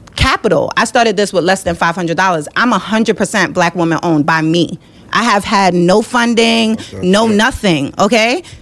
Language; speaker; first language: English; native; English